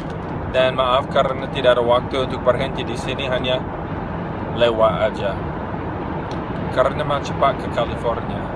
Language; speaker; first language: Indonesian; non-native, fluent; English